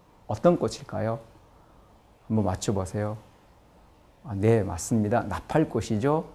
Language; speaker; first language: Korean; native; Korean